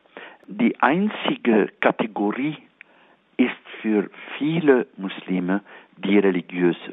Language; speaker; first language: German; non-native, fluent; Arabic